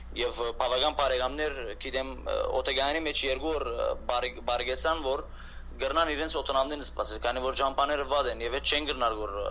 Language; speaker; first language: Armenian; native; Armenian